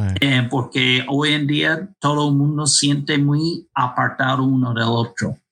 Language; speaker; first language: Spanish; non-native, fluent; English